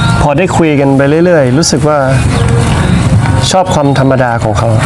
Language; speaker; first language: Thai; native; Thai